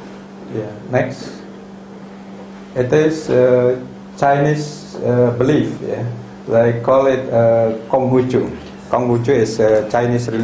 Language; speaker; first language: English; non-native, fluent; Indonesian